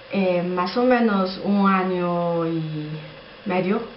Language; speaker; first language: Spanish; non-native, learner; Chinese